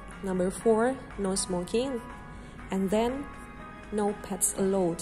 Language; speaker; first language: English; non-native, fluent; Indonesian